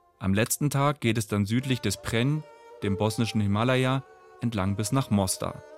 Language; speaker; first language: German; native; German